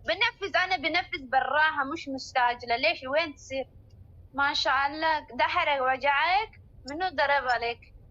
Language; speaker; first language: Arabic; non-native, learner; Oromo